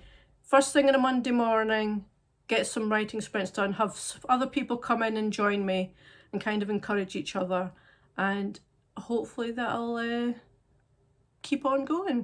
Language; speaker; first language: English; native; English